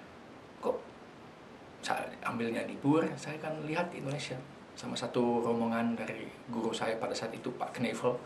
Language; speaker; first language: Indonesian; non-native, fluent; Dutch